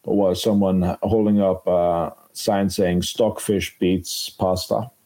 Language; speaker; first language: English; non-native, fluent; Norwegian